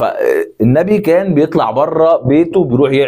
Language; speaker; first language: Arabic; native; Arabic